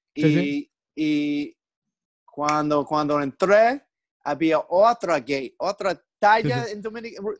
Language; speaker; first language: Spanish; non-native, learner; English